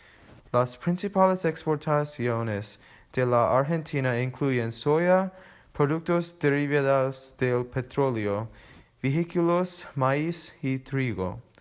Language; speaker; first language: Spanish; non-native, learner; English